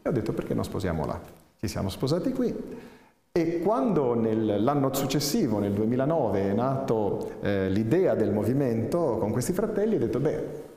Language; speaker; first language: Italian; native; Italian